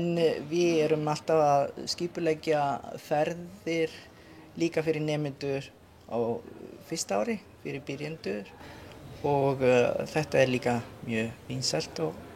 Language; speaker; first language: Icelandic; non-native, fluent; Italian